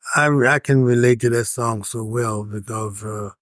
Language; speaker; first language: English; native; English